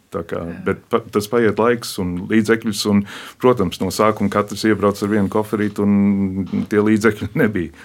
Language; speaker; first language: Latvian; early bilingual, heritage; Latvian